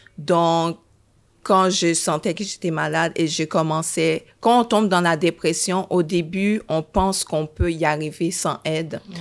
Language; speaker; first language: French; early bilingual, other home language; Haitian Creole